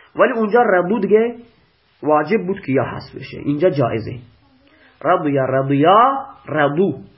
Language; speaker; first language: Persian; non-native, local second language; Baluchi